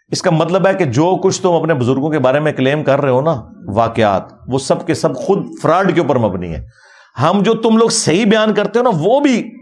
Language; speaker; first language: Urdu; non-native, local second language; Punjabi